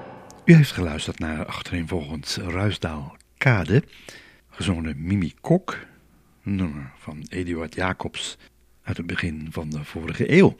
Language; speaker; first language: Dutch; native; Dutch